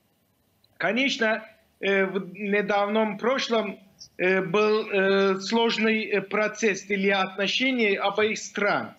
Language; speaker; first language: Russian; non-native, fluent; Turkish